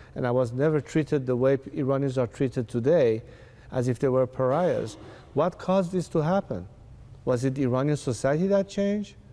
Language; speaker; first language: English; non-native, fluent; Persian